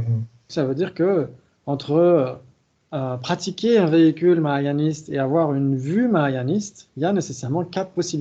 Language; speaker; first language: French; native; French